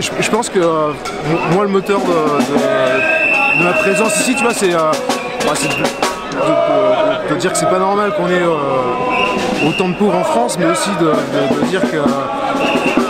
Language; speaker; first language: French; native; French